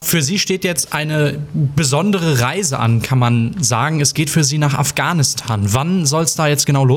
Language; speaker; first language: German; native; German